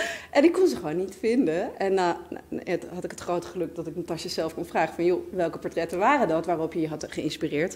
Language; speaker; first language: Dutch; native; Dutch